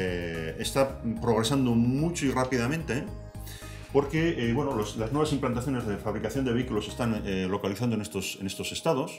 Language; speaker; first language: Spanish; native; Spanish